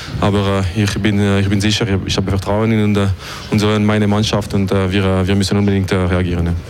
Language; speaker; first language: German; non-native, local second language; French